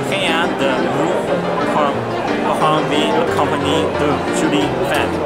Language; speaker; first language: English; non-native, fluent; Chinese